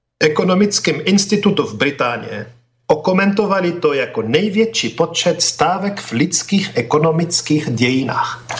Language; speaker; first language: Czech; non-native, fluent; Arabic